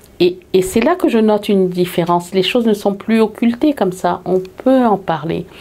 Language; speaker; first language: French; early bilingual, heritage; French